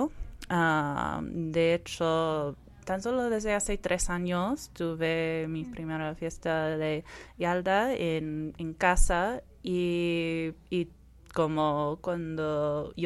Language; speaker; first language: Spanish; non-native, fluent; English